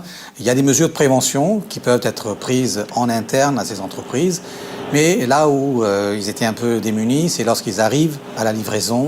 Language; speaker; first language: French; native; French